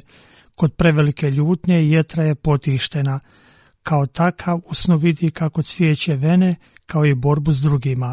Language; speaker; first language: Croatian; non-native, fluent; Chinese